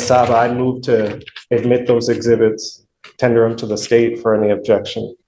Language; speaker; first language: English; native; English